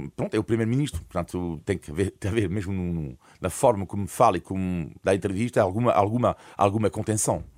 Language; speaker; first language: Portuguese; non-native, fluent; French